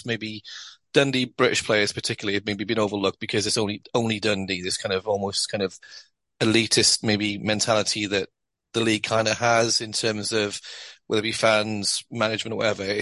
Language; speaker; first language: English; native; English